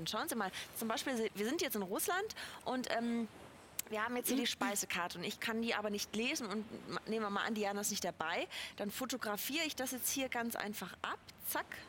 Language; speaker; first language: German; native; German